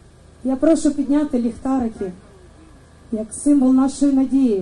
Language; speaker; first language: Ukrainian; native; Ukrainian